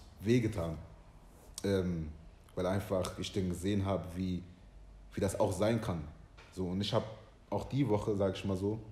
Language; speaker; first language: German; early bilingual, other home language; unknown